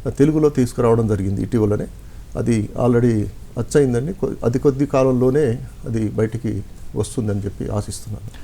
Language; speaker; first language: Telugu; non-native, local second language; Lambadi